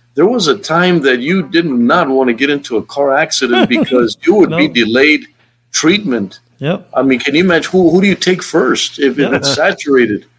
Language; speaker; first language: English; native; English